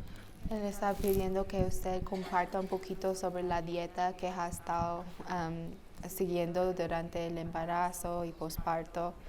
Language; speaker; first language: Spanish; non-native, fluent; English